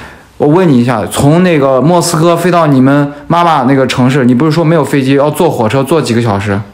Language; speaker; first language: Chinese; native; Chinese